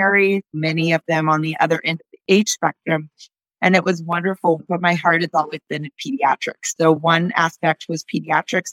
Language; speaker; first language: English; native; English